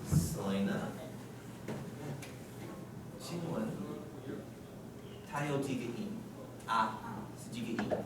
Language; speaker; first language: Chinese; non-native, fluent; English